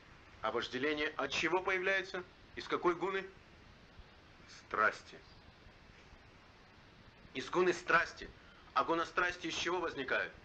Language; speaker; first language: Russian; native; Russian